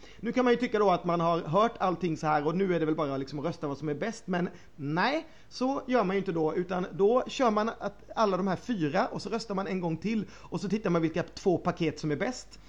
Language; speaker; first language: Swedish; native; Swedish